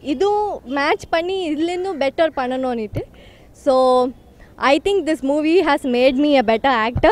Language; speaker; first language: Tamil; non-native, learner; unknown